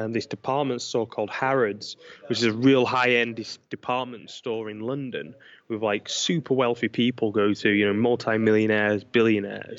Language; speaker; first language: English; native; English